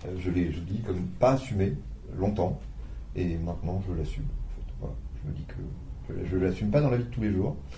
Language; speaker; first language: French; native; French